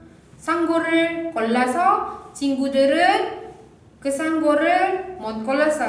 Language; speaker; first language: Korean; non-native, fluent; Indonesian